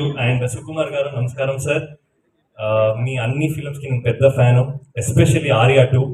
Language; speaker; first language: Telugu; non-native, learner; Kannada